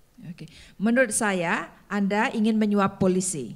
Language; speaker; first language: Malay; non-native, learner; English